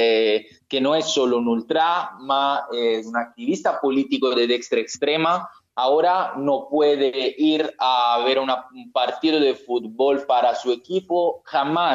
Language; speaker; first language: Spanish; non-native, learner; Italian